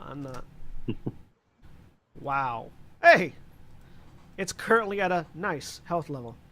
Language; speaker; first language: English; native; English